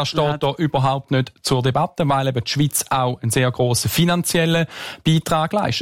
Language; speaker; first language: German; native; German